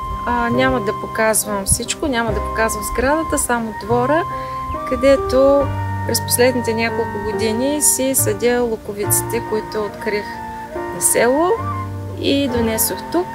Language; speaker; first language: Bulgarian; native; Bulgarian